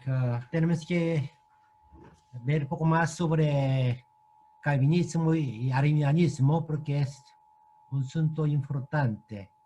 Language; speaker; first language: Spanish; non-native, fluent; Korean